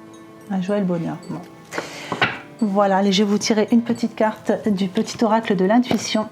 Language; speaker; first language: French; native; French